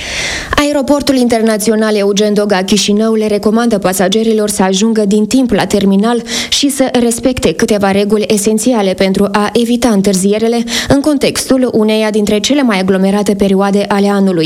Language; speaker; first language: Romanian; native; Romanian